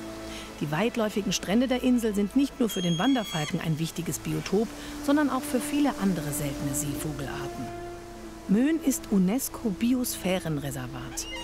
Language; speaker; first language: German; native; German